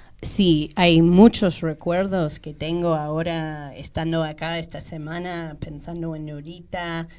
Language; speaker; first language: Spanish; non-native, fluent; English